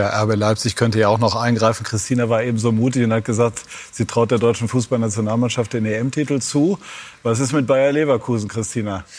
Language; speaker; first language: German; native; German